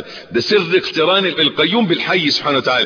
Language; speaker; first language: Arabic; native; Arabic